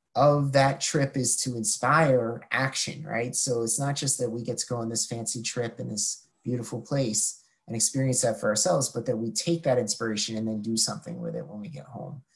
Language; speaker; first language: English; native; English